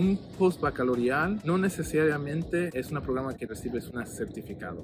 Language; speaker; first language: Spanish; early bilingual, heritage; Spanish